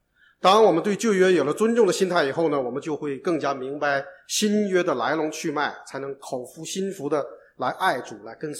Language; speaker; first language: Chinese; native; Chinese